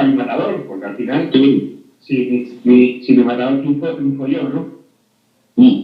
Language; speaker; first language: Spanish; native; Spanish